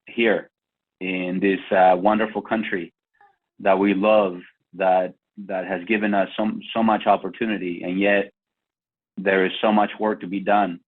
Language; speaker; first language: English; non-native, fluent; Spanish